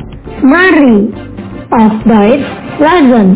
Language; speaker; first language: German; non-native, fluent; Indonesian